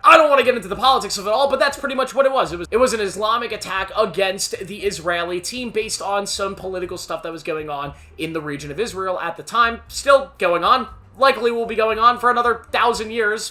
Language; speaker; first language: English; native; English